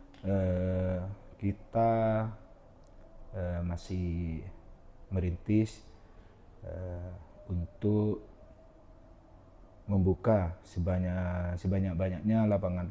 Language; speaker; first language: Indonesian; non-native, local second language; Madurese